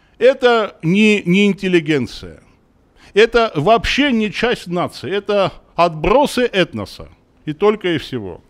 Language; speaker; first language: Russian; non-native, local second language; Armenian